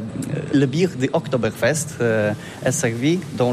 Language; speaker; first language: French; non-native, learner; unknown